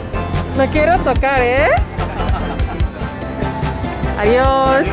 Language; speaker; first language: Spanish; non-native, learner; English